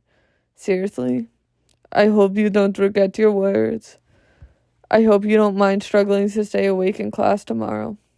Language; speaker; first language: English; native; English